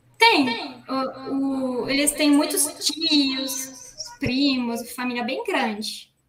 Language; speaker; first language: Portuguese; non-native, fluent; French